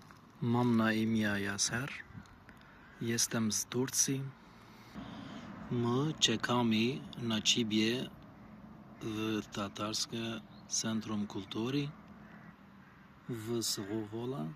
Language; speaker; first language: Polish; non-native, learner; Turkish